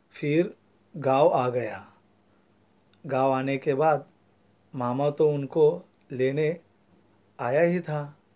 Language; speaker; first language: Hindi; non-native, local second language; Marathi